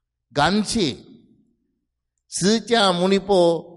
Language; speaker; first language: Chinese; non-native, fluent; Sinhala